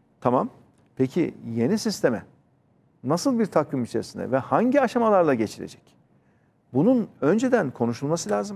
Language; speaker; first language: Turkish; native; Turkish